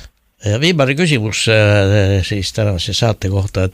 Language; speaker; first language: Estonian; native; Estonian